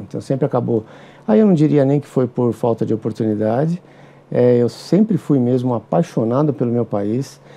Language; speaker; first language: Portuguese; native; Portuguese